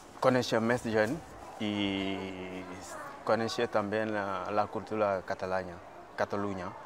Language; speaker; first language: Catalan; non-native, learner; French